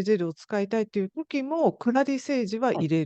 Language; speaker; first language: Japanese; native; Japanese